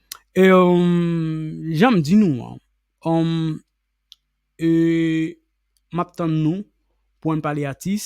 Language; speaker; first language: Haitian Creole; native; Haitian Creole